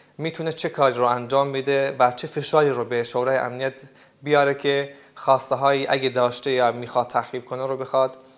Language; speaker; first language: Persian; non-native, local second language; Central Kurdish